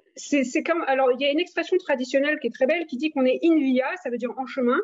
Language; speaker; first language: French; native; French